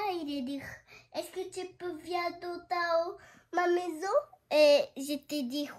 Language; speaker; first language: French; early bilingual, heritage; French